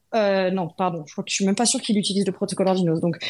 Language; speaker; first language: French; native; French